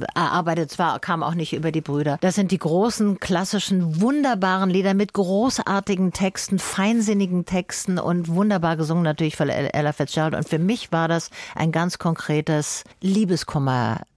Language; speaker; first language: German; native; German